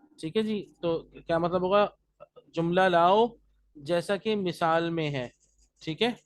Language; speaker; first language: Urdu; native; Urdu